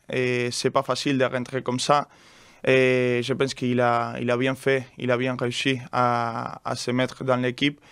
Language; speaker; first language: French; non-native, learner; Spanish